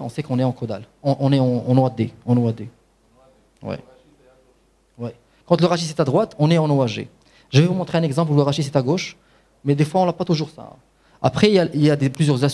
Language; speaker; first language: French; non-native, local second language; Arabic